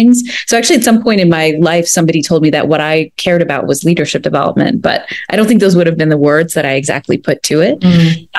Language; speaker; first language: English; native; English